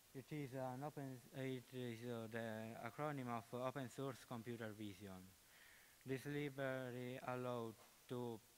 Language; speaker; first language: English; non-native, fluent; Italian